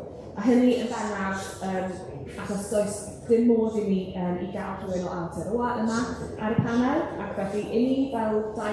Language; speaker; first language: Welsh; native; Welsh